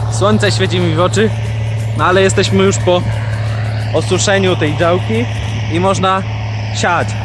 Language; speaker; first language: Polish; native; Polish